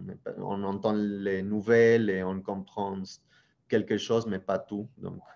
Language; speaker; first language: French; non-native, fluent; Spanish